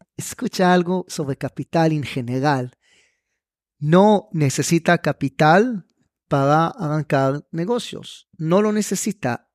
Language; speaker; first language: Spanish; non-native, fluent; Hebrew